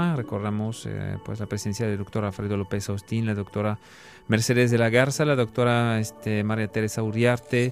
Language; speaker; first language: Spanish; non-native, fluent; French